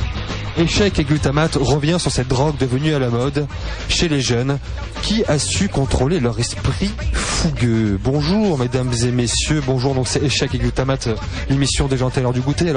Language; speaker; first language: French; native; French